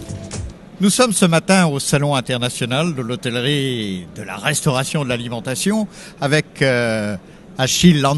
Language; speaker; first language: French; native; French